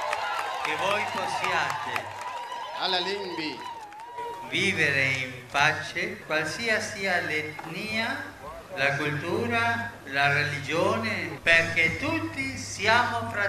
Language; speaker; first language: Italian; non-native, fluent; Spanish